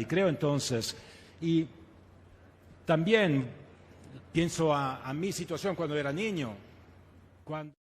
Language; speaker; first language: Spanish; non-native, fluent; Italian